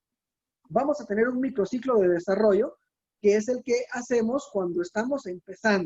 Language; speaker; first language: Spanish; native; Spanish